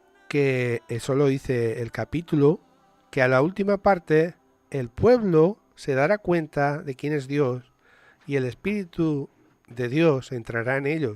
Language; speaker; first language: Spanish; native; Spanish